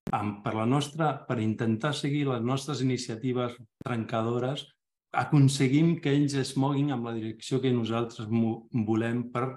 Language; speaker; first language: Catalan; non-native, local second language; Spanish